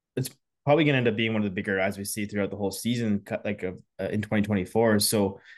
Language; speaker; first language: English; native; English